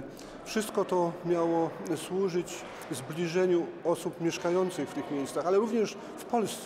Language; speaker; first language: Polish; native; Polish